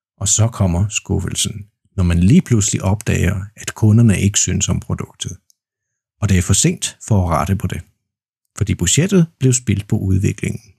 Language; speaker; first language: Danish; non-native, fluent; Polish